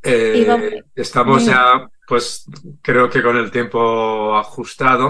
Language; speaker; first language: Spanish; native; Spanish